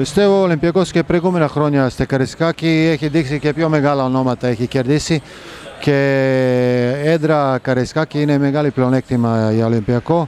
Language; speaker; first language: Greek; non-native, fluent; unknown